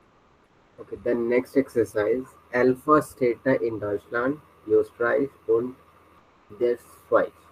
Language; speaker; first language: German; non-native, fluent; Hindi